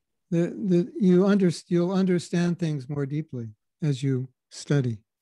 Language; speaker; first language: English; native; English